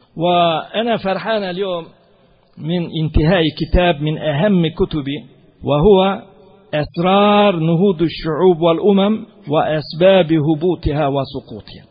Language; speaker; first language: Arabic; non-native, fluent; Turkish